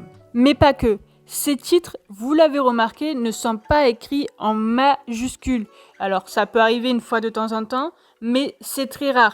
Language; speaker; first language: French; native; French